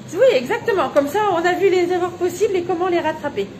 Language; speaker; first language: French; native; French